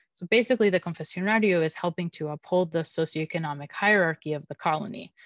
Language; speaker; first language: English; native; English